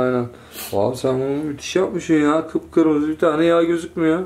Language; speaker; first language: Turkish; native; Turkish